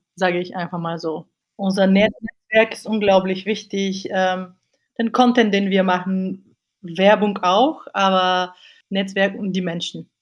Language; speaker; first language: German; non-native, fluent; Bulgarian